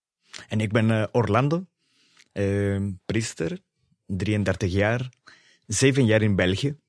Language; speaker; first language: Dutch; non-native, fluent; Spanish